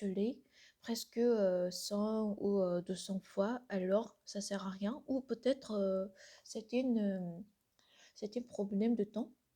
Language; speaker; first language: French; non-native, learner; Korean